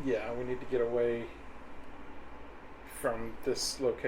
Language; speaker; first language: English; native; English